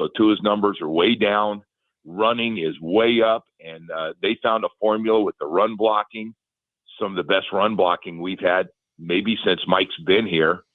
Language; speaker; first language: English; native; English